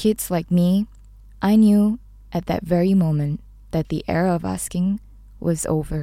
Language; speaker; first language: English; non-native, local second language; Chinese